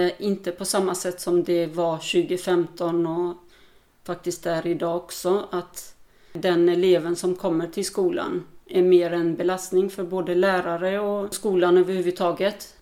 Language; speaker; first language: Swedish; early bilingual, other home language; Albanian